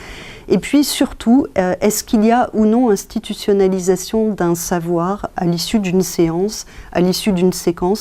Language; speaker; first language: French; native; French